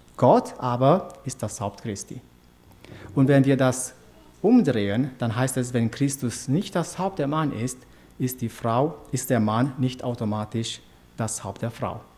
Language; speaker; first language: German; non-native, fluent; Romanian